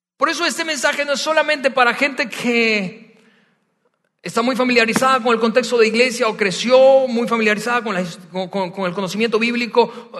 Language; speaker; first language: Spanish; native; Spanish